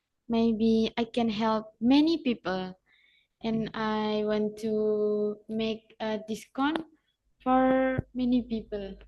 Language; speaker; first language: English; non-native, learner; Indonesian